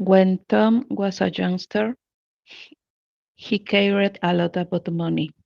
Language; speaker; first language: English; non-native, learner; Spanish